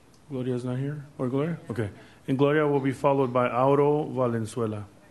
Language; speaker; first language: English; native; English